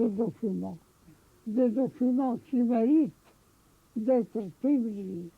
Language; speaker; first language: French; non-native, local second language; Arabic